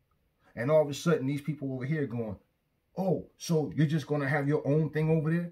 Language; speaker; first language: English; native; English